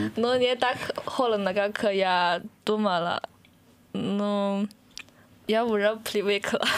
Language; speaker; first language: Russian; non-native, fluent; Chinese